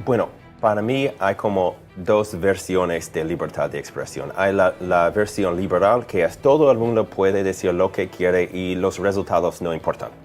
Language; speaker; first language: Spanish; non-native, fluent; English